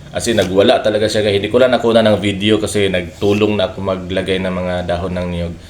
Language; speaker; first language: Filipino; non-native, local second language; Cebuano